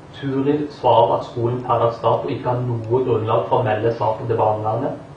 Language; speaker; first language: Norwegian; native; Norwegian